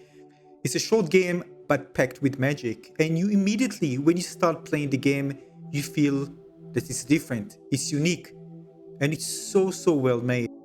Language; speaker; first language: English; non-native, fluent; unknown